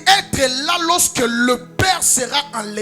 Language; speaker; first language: French; non-native, local second language; Lingala